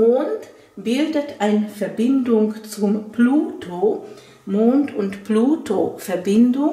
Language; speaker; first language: German; non-native, fluent; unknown